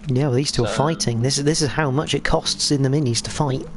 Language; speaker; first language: English; native; English